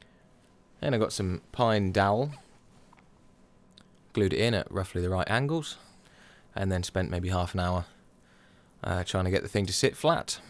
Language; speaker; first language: English; native; English